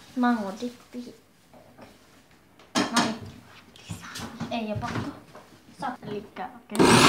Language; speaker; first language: Finnish; early bilingual, other home language; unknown